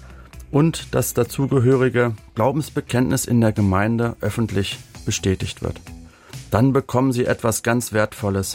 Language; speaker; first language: German; native; German